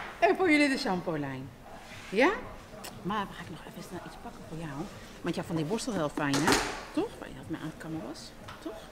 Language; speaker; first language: Dutch; early bilingual, other home language; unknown